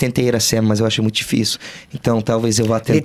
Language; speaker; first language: Portuguese; non-native, fluent; English